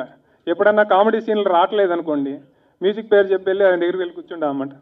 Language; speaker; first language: Telugu; native; Telugu